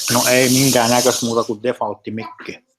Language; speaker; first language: Finnish; native; Finnish